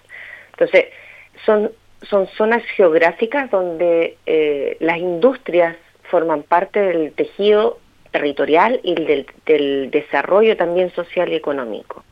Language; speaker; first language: Spanish; native; Spanish